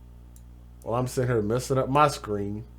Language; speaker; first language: English; native; English